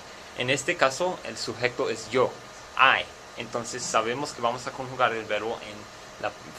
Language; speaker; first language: Spanish; non-native, fluent; English